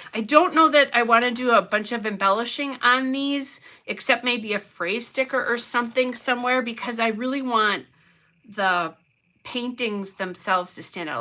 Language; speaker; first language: English; native; English